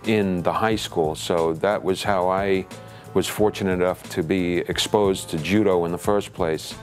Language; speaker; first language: English; native; English